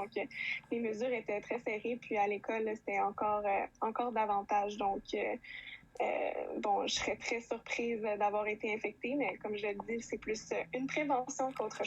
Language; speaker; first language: French; native; French